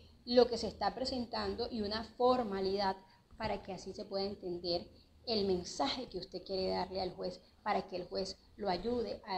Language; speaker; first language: Spanish; native; Spanish